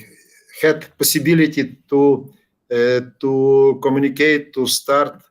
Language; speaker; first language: English; non-native, learner; Ukrainian